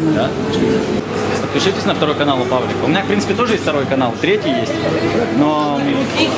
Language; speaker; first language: Russian; native; Russian